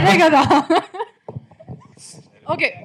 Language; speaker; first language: Telugu; native; Telugu